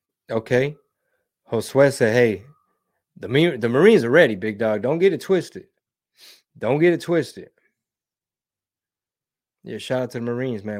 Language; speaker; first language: English; early bilingual, other home language; Spanish